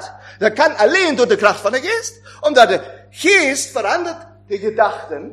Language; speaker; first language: Dutch; non-native, fluent; German